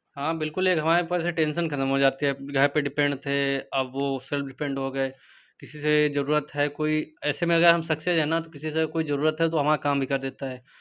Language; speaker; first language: Hindi; native; Hindi